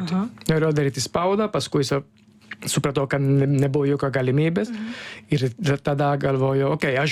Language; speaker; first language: Lithuanian; non-native, learner; Italian